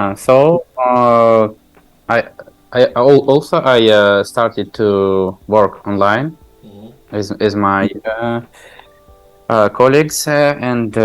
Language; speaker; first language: English; non-native, learner; Tajik